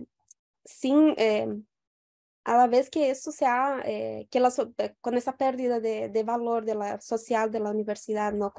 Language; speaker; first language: Spanish; non-native, fluent; Portuguese